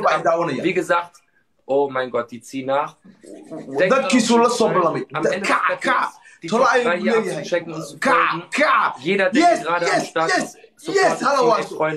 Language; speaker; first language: German; early bilingual, other home language; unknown